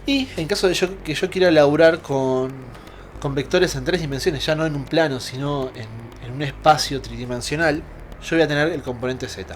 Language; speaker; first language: Spanish; native; Spanish